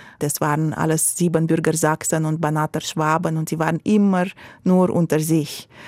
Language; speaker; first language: German; non-native, fluent; Romanian